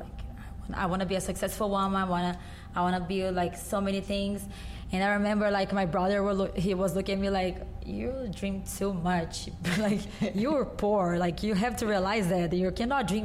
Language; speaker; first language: English; non-native, fluent; Portuguese